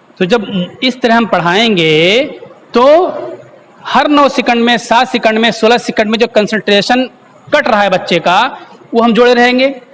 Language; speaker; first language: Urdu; native; Urdu